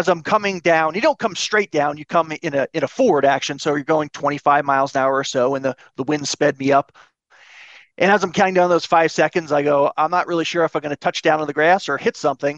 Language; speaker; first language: English; native; English